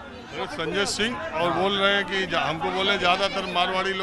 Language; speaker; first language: Hindi; native; Hindi